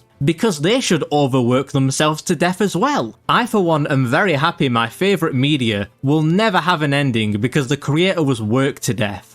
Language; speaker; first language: English; native; English